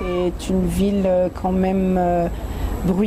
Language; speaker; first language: French; native; French